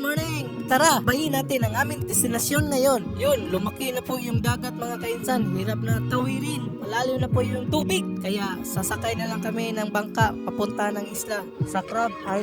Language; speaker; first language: Filipino; non-native, local second language; Cebuano